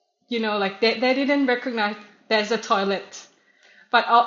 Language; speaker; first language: English; non-native, learner; Thai